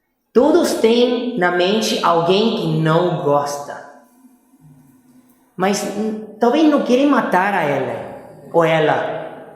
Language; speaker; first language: Portuguese; non-native, fluent; Spanish